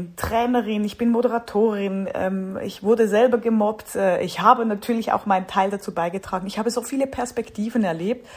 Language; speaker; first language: German; native; German